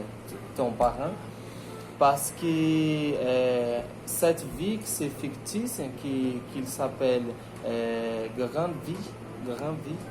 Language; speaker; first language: French; non-native, learner; Portuguese